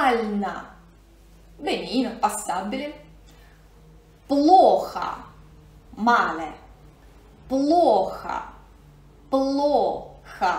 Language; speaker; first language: Russian; non-native, fluent; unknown